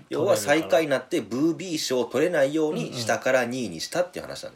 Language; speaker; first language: Japanese; native; Japanese